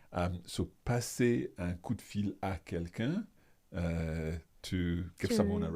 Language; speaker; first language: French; non-native, fluent; English